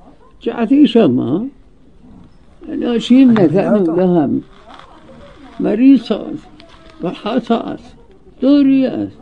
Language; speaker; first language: Hebrew; non-native, fluent; Arabic